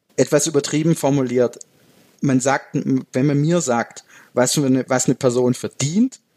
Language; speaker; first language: German; native; German